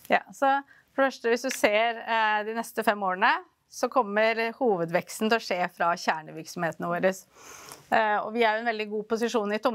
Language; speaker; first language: Norwegian; native; Norwegian